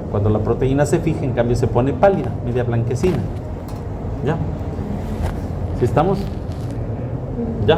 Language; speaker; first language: Spanish; native; Spanish